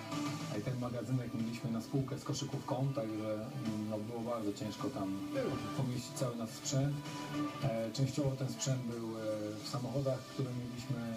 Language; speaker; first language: Polish; native; Polish